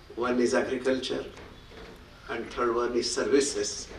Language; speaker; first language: English; non-native, local second language; Marathi